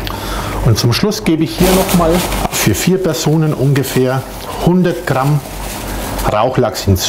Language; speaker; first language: German; native; German